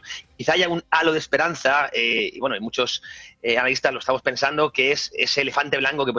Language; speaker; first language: Spanish; native; Spanish